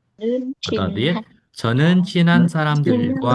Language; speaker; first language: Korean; non-native, fluent; Khmer